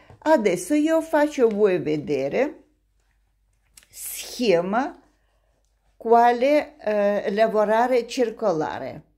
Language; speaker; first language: Italian; non-native, learner; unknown